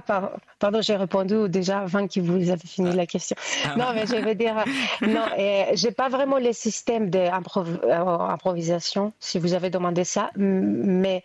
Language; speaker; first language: French; non-native, fluent; Greek